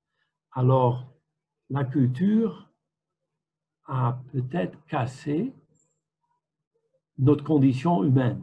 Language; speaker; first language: French; non-native, fluent; Dutch